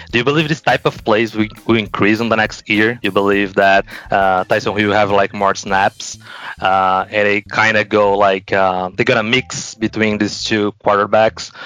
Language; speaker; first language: English; non-native, fluent; Portuguese